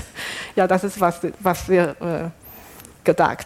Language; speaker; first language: German; non-native, fluent; Chinese